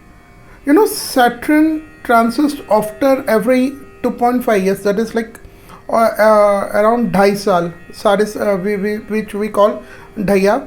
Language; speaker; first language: English; non-native, local second language; Hindi